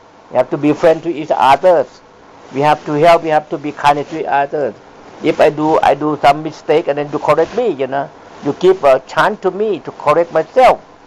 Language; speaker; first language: English; non-native, fluent; Thai